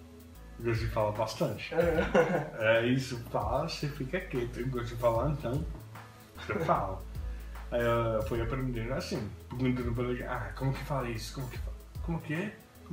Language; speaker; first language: Portuguese; non-native, fluent; English